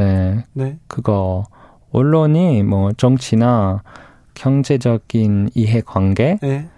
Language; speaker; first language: Korean; non-native, fluent; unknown